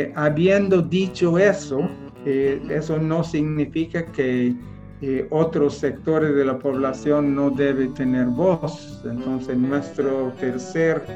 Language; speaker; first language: Spanish; non-native, fluent; English